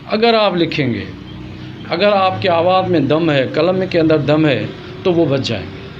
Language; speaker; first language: Urdu; non-native, local second language; Sindhi